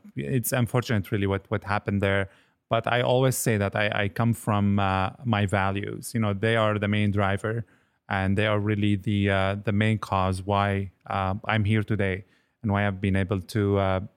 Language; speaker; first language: English; non-native, fluent; Arabic